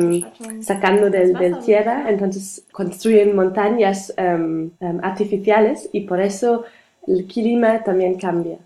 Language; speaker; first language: Spanish; non-native, learner; German